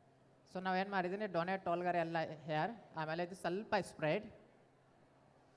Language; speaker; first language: Kannada; non-native, learner; Bangla